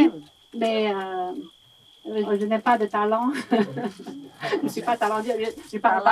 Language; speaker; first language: French; non-native, learner; Chinese